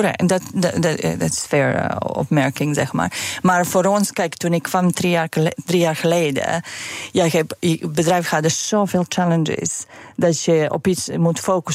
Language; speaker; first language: Dutch; non-native, fluent; Serbian